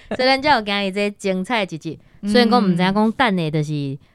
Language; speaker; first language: Min Nan Chinese; non-native, local second language; Chinese